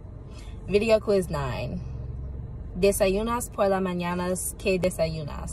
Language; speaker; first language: Spanish; non-native, learner; English